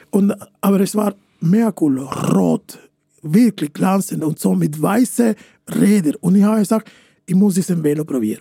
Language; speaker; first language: German; non-native, fluent; Spanish